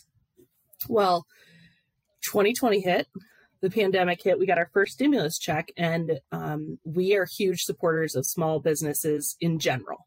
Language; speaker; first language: English; native; English